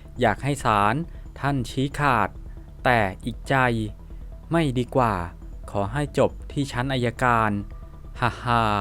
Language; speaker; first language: Thai; native; Thai